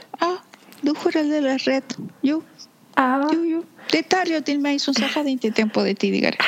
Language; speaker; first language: Swedish; non-native, fluent; Spanish